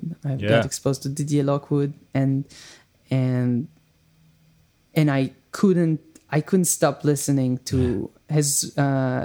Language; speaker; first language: English; non-native, fluent; Hebrew